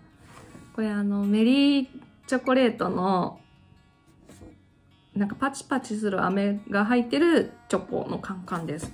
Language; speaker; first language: Japanese; native; Japanese